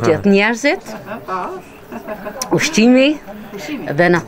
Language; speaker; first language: Albanian; early bilingual, heritage; Albanian